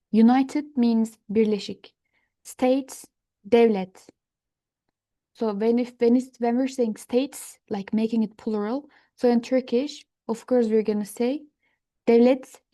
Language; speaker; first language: English; non-native, fluent; Turkish